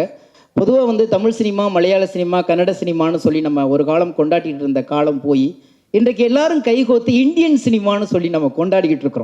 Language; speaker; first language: Tamil; native; Tamil